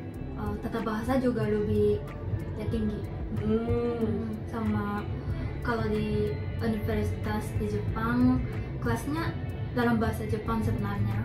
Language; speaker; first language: Indonesian; non-native, fluent; Japanese